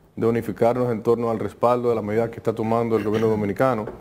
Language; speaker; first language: Spanish; native; Spanish